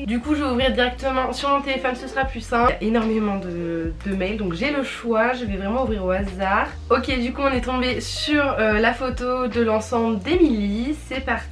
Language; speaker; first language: French; native; French